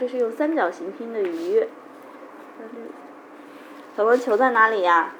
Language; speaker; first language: Chinese; native; Chinese